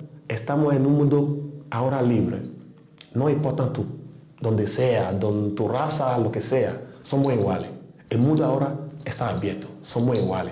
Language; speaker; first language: Spanish; non-native, learner; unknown